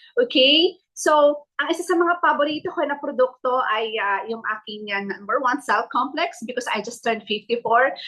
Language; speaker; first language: Filipino; native; Filipino